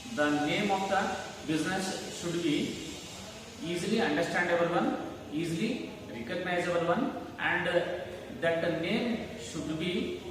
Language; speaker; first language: English; non-native, local second language; Kannada